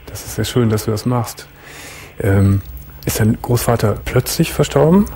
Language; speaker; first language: German; native; German